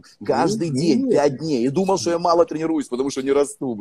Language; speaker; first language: Russian; native; Russian